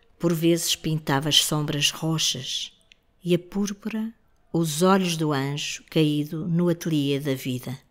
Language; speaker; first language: Portuguese; native; Portuguese